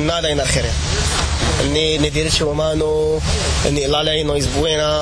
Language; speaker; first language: Spanish; non-native, learner; Arabic